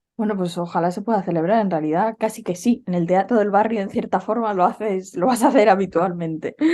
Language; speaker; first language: Spanish; native; Spanish